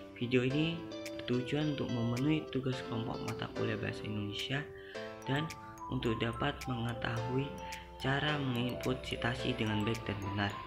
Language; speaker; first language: Indonesian; native; Indonesian